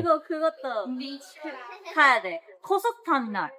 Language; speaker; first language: Korean; non-native, learner; Japanese